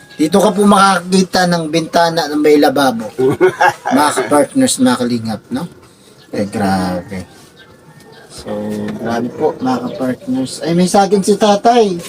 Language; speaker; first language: Filipino; non-native, local second language; Cebuano